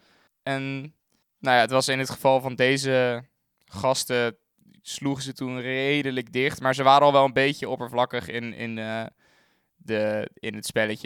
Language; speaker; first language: Dutch; native; Dutch